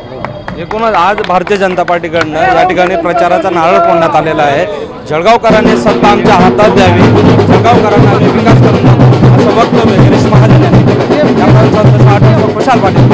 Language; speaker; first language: Marathi; native; Marathi